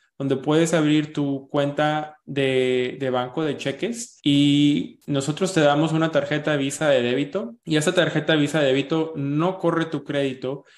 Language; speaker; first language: Spanish; early bilingual, heritage; Spanish